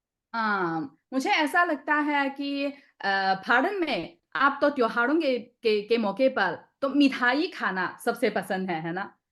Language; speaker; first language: Hindi; non-native, fluent; Chinese